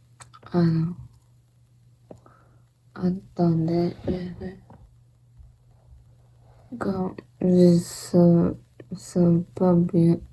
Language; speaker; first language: French; non-native, learner; Portuguese